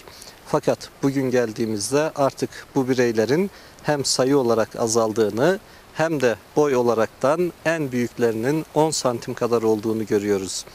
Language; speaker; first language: Turkish; native; Turkish